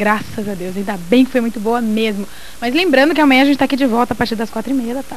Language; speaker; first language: Portuguese; native; Portuguese